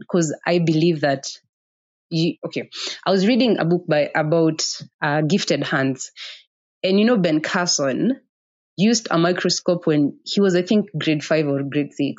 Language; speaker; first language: English; non-native, local second language; Kikuyu